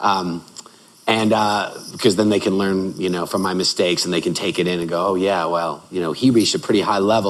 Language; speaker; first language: English; native; English